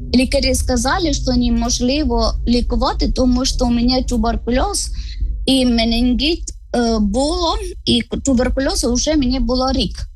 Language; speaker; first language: Ukrainian; non-native, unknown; Malayalam